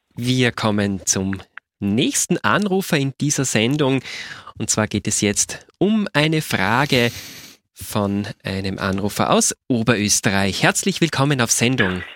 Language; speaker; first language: German; native; German